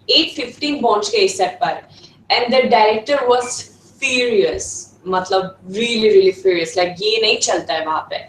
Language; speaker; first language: Hindi; non-native, fluent; Swedish